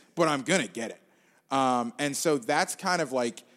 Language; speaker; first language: English; native; English